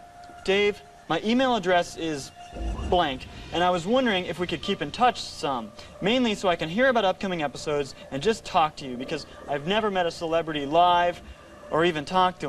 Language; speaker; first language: English; native; English